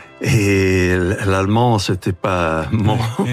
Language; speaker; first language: French; non-native, fluent; Italian